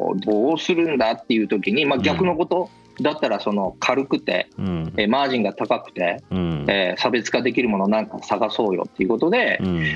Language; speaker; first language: Japanese; native; Japanese